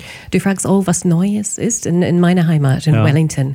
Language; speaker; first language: German; non-native, fluent; English